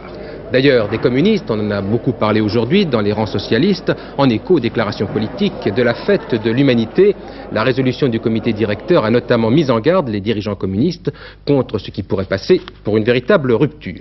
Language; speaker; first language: French; native; French